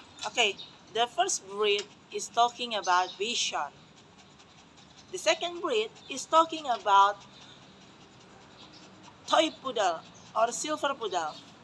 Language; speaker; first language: English; non-native, learner; Indonesian